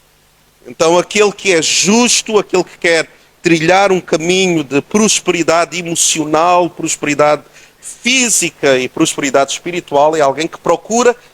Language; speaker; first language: Portuguese; native; Portuguese